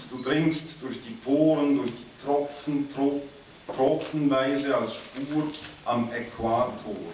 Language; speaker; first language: German; native; German